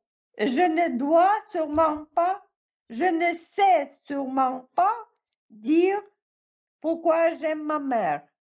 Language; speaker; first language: French; non-native, fluent; Russian